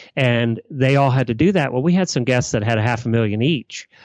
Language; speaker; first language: English; native; English